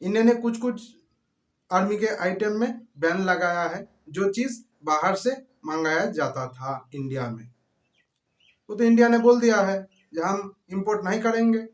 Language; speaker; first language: Hindi; non-native, local second language; Bangla